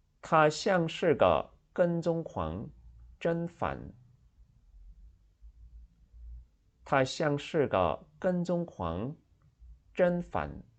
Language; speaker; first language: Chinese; non-native, fluent; Korean